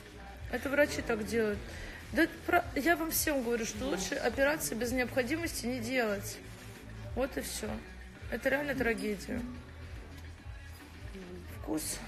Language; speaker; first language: Russian; native; Russian